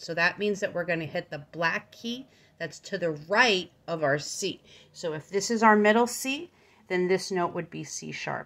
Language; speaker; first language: English; native; English